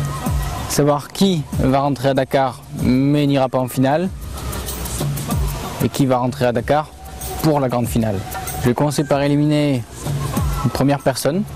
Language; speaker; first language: French; non-native, local second language; Wolof